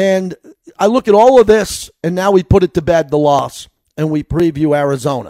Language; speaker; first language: English; native; English